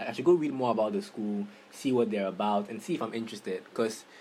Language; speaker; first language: English; non-native, local second language; Akan